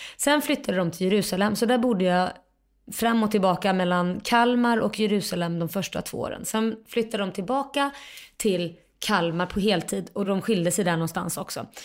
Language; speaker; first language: Swedish; native; Swedish